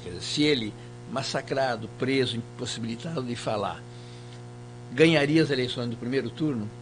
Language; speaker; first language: Portuguese; native; Portuguese